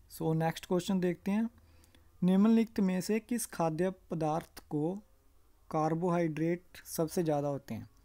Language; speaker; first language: Hindi; non-native, local second language; Punjabi